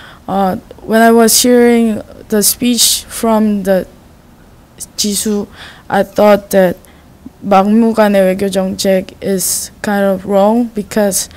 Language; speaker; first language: English; non-native, learner; Korean